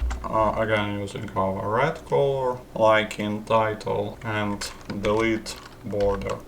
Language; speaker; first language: English; non-native, fluent; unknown